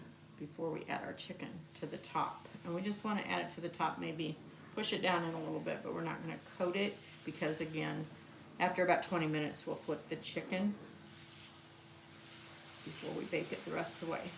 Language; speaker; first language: English; native; English